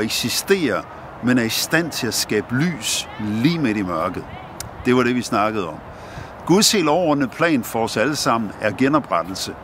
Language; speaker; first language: Danish; native; Danish